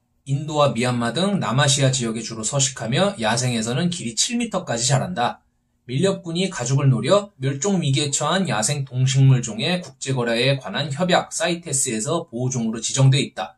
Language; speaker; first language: Korean; native; Korean